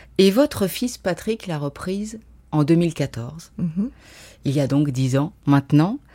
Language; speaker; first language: French; native; French